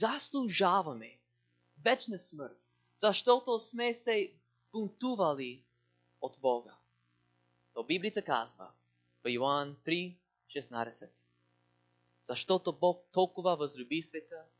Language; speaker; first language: Bulgarian; non-native, learner; English